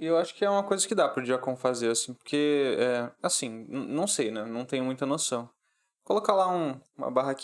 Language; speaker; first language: Portuguese; native; Portuguese